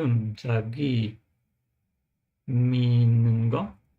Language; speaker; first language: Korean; non-native, learner; English